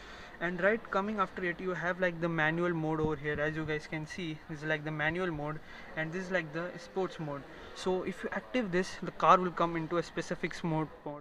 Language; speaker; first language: English; non-native, fluent; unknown